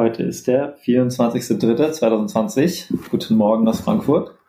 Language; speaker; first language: German; native; German